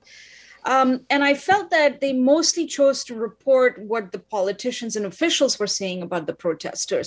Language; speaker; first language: English; non-native, local second language; Tamil